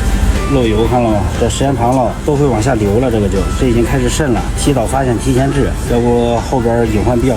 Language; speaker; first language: Chinese; native; Chinese